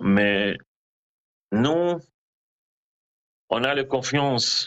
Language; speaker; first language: French; non-native, learner; Hebrew